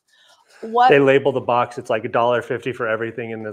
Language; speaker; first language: English; native; English